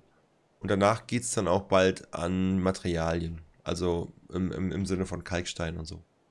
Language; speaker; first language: German; native; German